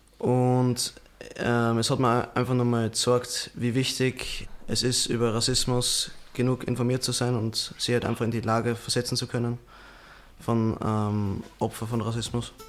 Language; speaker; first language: German; native; German